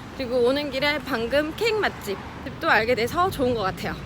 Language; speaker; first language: Korean; native; Korean